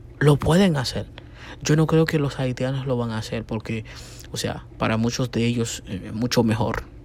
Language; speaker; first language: Spanish; non-native, fluent; Haitian Creole